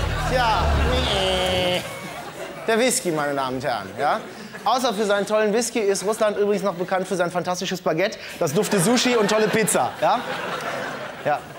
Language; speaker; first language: German; native; German